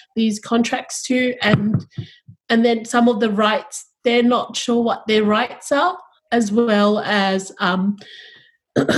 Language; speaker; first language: English; early bilingual, other home language; Tongan